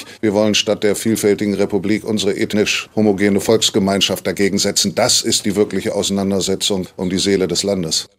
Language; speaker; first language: German; native; German